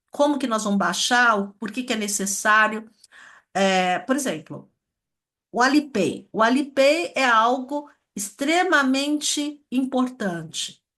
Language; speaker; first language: Portuguese; early bilingual, other home language; Chinese